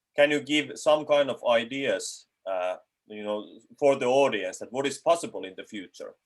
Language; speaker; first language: English; non-native, fluent; Finnish